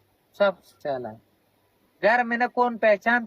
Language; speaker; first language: Hindi; non-native, fluent; Pashto